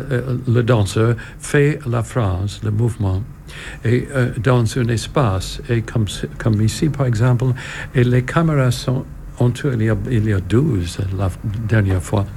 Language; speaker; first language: French; non-native, learner; English